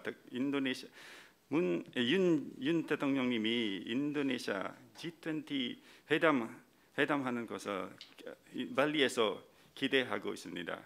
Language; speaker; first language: Korean; non-native, fluent; Indonesian